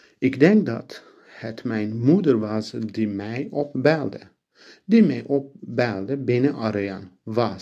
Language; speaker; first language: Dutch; non-native, fluent; Turkish